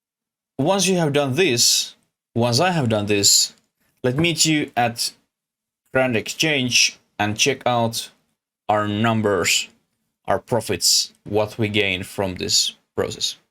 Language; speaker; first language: English; non-native, learner; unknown